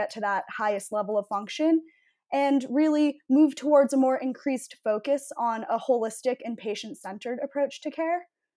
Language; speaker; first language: English; native; English